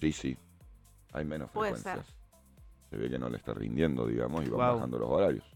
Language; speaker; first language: Spanish; native; Spanish